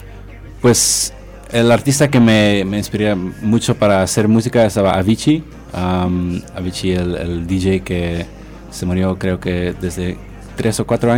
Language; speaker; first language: Spanish; early bilingual, heritage; Spanish